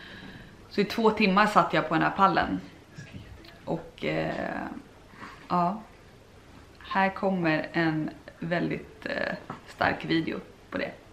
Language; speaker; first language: Swedish; native; Swedish